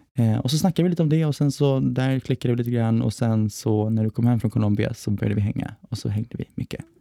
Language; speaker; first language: Swedish; native; Swedish